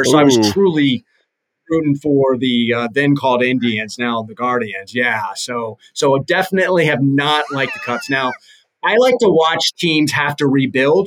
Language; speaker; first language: English; native; English